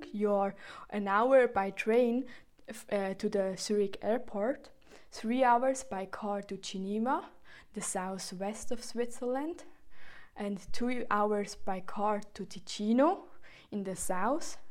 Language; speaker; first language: English; non-native, fluent; Swiss German